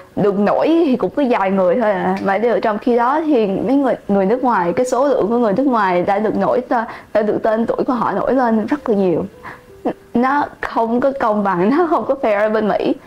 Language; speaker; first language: Vietnamese; early bilingual, heritage; Vietnamese